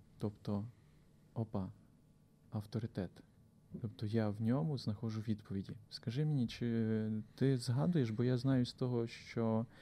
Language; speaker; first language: Ukrainian; native; Ukrainian